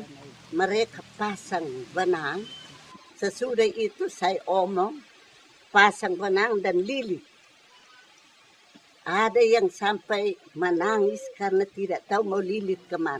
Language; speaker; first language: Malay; non-native, local second language; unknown